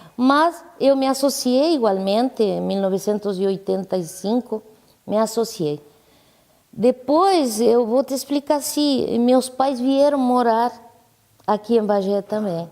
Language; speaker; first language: Portuguese; non-native, fluent; Spanish